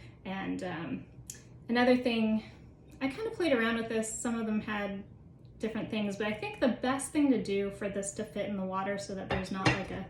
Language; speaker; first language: English; native; English